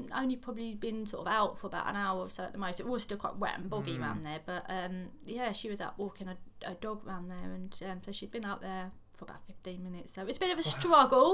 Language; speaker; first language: English; native; English